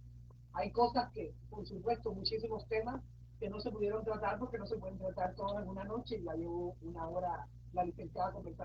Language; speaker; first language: Spanish; native; Spanish